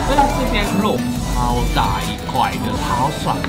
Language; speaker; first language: Chinese; non-native, fluent; Japanese